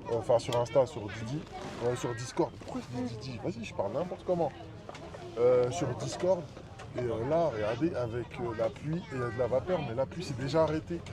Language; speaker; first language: French; native; French